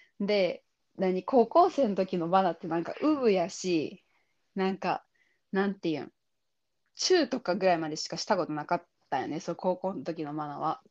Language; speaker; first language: Japanese; native; Japanese